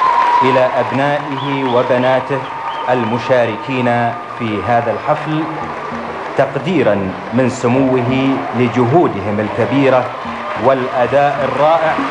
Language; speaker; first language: Arabic; native; Arabic